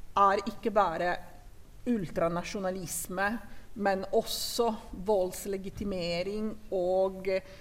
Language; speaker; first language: Norwegian; non-native, fluent; Italian